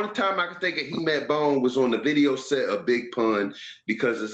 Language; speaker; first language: English; native; English